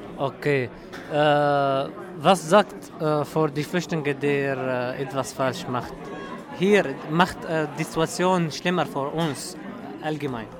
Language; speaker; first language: German; non-native, learner; Arabic